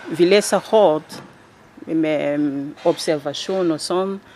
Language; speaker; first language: Danish; non-native, learner; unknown